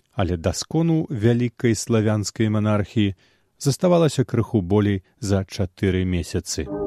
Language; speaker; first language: Belarusian; native; Belarusian